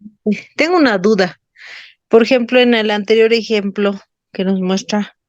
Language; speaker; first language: Spanish; native; Spanish